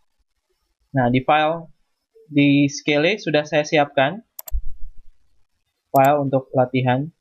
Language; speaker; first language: Indonesian; native; Indonesian